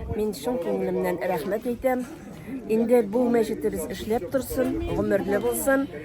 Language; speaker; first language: Tatar; native; Tatar